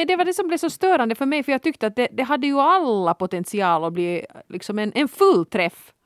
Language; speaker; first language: Swedish; native; Swedish